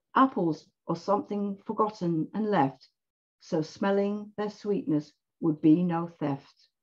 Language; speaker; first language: English; native; English